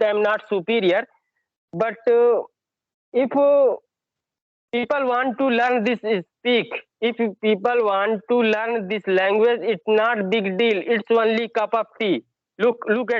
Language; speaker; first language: English; non-native, learner; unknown